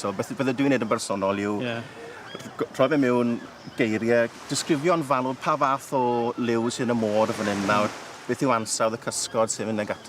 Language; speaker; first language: Welsh; native; Welsh